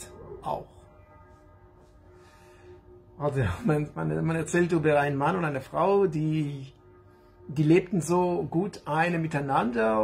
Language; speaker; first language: German; non-native, learner; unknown